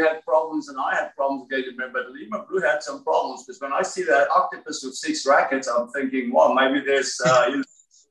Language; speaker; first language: English; native; English